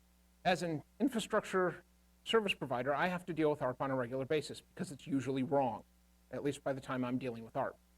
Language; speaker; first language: English; native; English